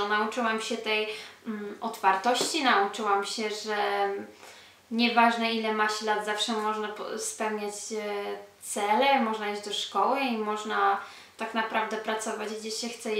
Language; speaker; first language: Polish; early bilingual, heritage; Polish